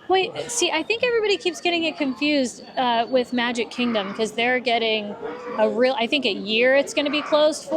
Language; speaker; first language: English; native; English